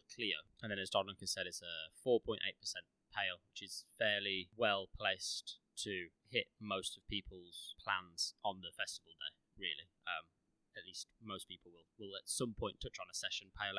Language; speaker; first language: English; native; English